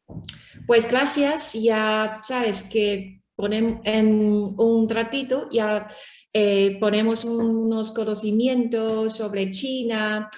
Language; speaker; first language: Spanish; non-native, learner; Chinese